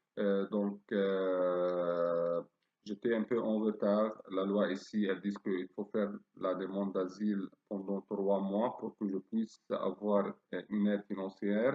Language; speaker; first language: French; non-native, fluent; Arabic